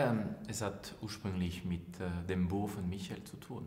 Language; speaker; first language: German; non-native, local second language; French